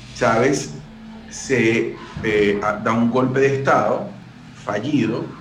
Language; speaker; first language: Spanish; native; Spanish